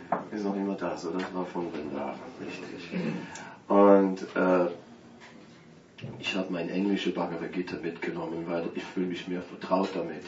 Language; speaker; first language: German; non-native, fluent; Dutch